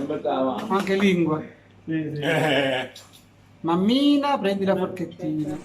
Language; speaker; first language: Italian; native; Italian